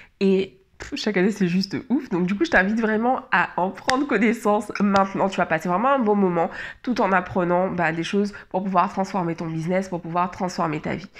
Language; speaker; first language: French; native; French